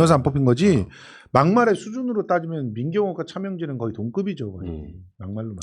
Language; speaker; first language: Korean; native; Korean